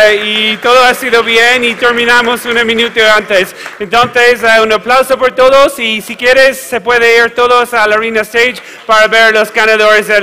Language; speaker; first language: Spanish; non-native, fluent; English